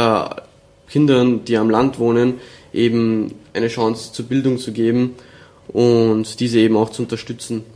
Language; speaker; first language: German; native; German